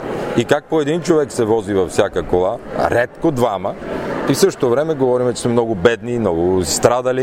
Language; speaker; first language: Bulgarian; native; Bulgarian